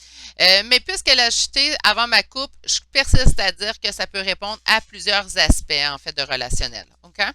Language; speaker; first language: French; native; French